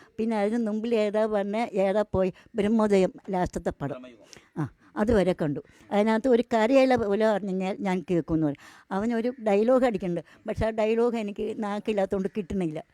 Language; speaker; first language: Malayalam; non-native, local second language; Tamil